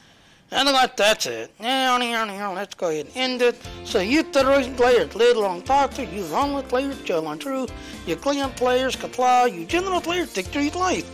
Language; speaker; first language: English; native; English